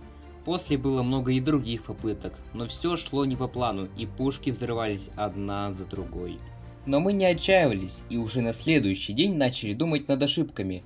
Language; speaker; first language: Russian; native; Russian